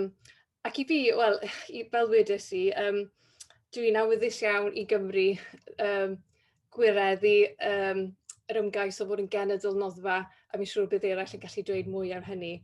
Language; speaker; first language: Welsh; native; Welsh